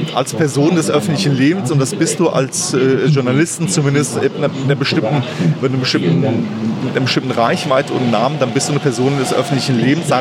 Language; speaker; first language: German; native; German